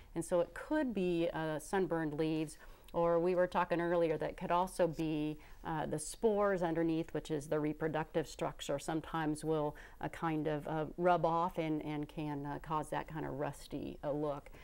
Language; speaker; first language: English; native; English